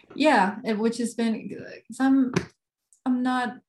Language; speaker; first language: English; non-native, fluent; Swedish